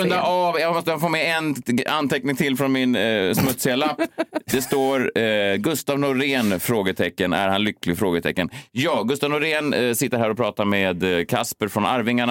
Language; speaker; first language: Swedish; native; Swedish